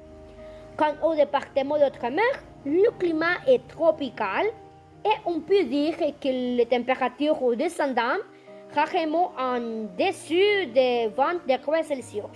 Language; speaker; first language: French; non-native, learner; Spanish